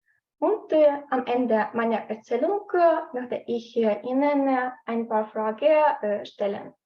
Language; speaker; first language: German; non-native, learner; Ukrainian